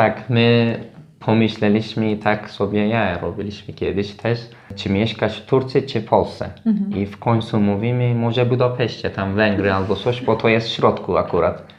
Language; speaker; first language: Polish; non-native, learner; Turkish